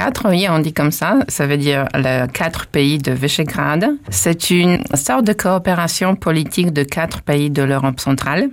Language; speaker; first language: French; non-native, fluent; Polish